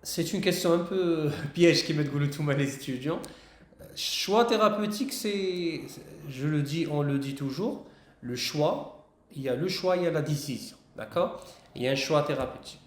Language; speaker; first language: French; non-native, local second language; Arabic